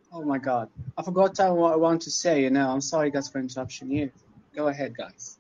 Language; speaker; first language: English; non-native, learner; Arabic